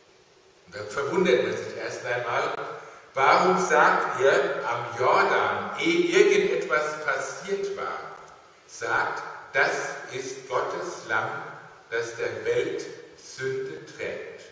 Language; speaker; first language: German; native; German